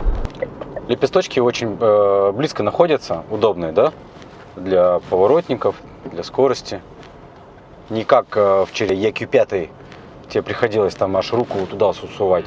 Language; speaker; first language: Russian; native; Russian